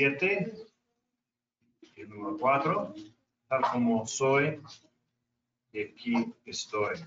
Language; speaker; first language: Spanish; non-native, fluent; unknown